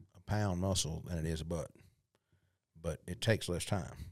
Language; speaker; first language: English; native; English